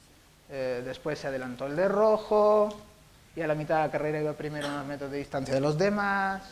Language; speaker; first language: Spanish; native; Spanish